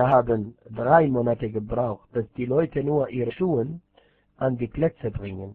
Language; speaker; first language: German; non-native, fluent; Arabic